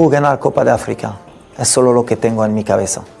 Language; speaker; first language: Spanish; non-native, fluent; French